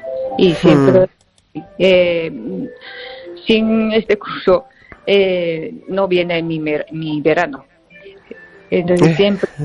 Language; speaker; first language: Spanish; non-native, fluent; Japanese